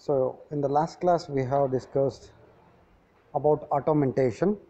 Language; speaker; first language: English; non-native, local second language; Kannada